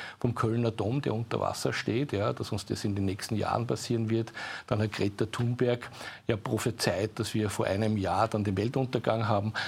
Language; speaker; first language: German; native; German